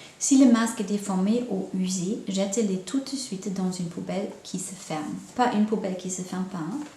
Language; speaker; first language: French; non-native, fluent; German